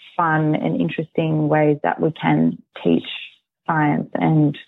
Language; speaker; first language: English; early bilingual, heritage; English